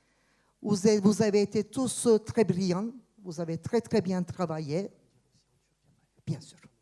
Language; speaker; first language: French; non-native, fluent; Turkish